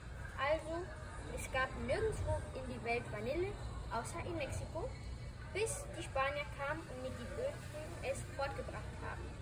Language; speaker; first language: German; early bilingual, heritage; German